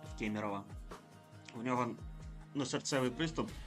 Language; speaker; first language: Ukrainian; non-native, local second language; Russian